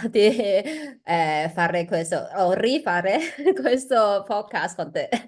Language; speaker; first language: Italian; non-native, learner; Chinese